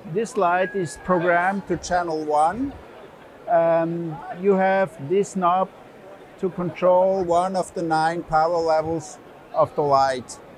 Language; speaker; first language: English; non-native, learner; German